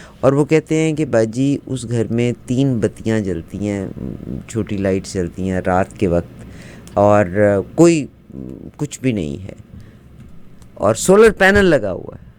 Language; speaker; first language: Urdu; native; Urdu